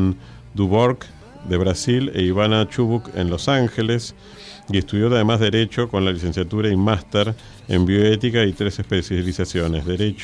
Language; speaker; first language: Spanish; native; Spanish